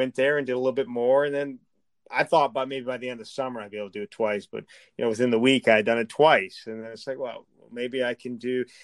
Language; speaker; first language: English; native; English